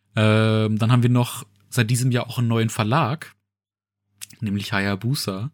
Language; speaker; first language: German; native; German